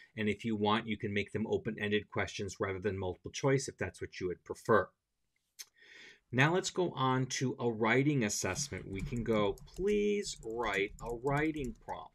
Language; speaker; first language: English; native; English